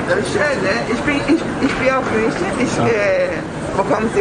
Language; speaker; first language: German; non-native, learner; Portuguese